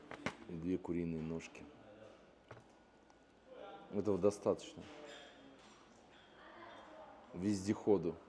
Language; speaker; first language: Russian; native; Russian